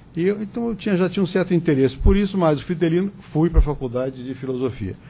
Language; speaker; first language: Portuguese; native; Portuguese